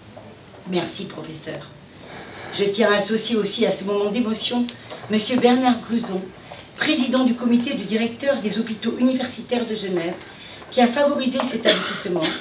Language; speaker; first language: French; native; French